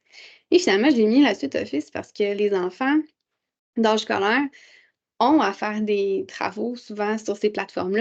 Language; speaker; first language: French; native; French